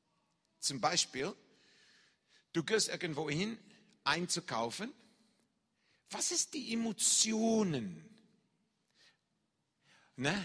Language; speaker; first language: German; non-native, fluent; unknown